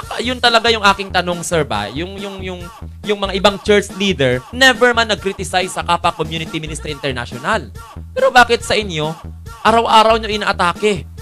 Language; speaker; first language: Filipino; non-native, local second language; Cebuano